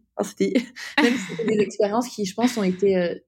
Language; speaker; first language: French; native; French